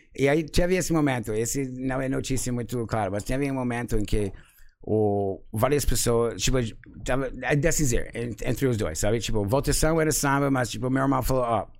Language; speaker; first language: Portuguese; non-native, fluent; English